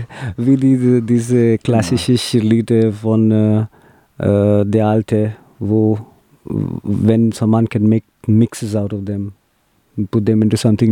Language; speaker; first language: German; non-native, learner; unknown